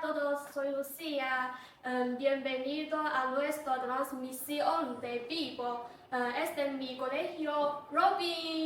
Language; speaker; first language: Spanish; non-native, learner; Chinese